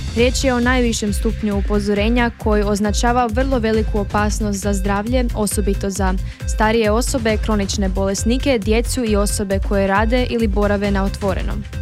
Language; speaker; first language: Croatian; native; Croatian